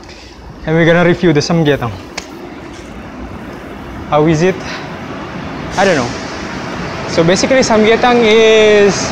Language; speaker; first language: English; non-native, fluent; Indonesian